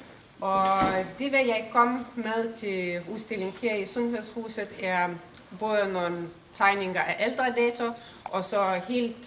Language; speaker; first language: Danish; non-native, fluent; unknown